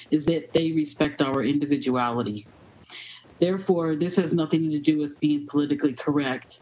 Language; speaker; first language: English; native; English